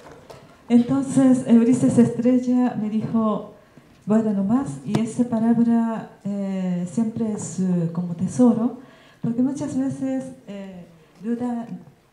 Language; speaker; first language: Spanish; non-native, learner; Japanese